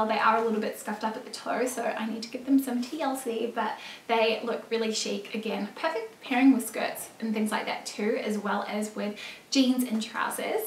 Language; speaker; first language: English; native; English